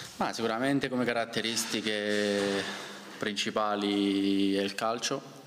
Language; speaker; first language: Italian; native; Italian